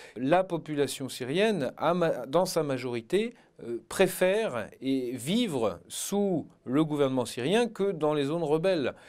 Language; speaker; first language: French; native; French